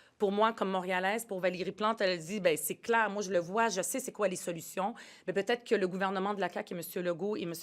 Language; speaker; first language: French; early bilingual, other home language; Arabic